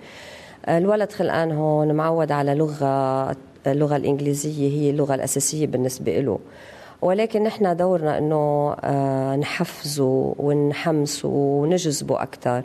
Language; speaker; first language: Arabic; native; Arabic